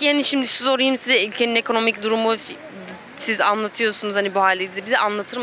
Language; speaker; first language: Turkish; native; Turkish